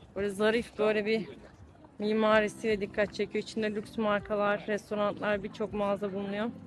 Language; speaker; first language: Turkish; native; Turkish